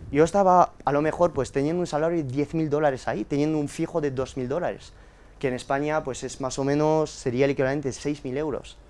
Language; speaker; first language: Spanish; early bilingual, heritage; French